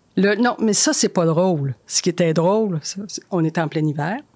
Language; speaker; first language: French; native; French